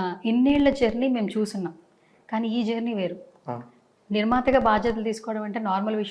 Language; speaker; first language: Telugu; native; Telugu